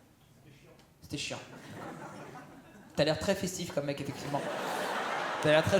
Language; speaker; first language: French; native; French